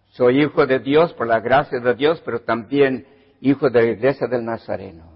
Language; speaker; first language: Spanish; early bilingual, heritage; Spanish